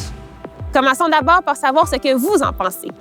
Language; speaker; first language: French; native; French